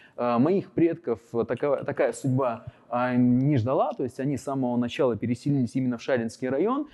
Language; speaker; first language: Russian; native; Russian